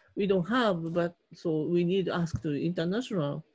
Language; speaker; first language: English; non-native, learner; Japanese